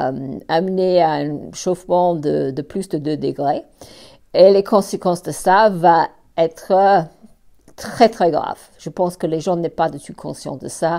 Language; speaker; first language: French; non-native, fluent; English